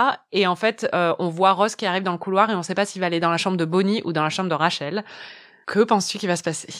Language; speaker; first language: French; native; French